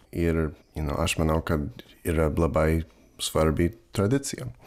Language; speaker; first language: Lithuanian; non-native, learner; English